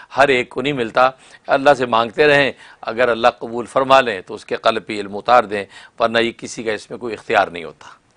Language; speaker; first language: Urdu; native; Urdu